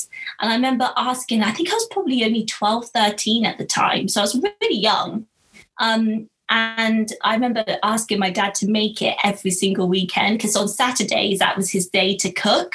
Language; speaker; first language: English; native; English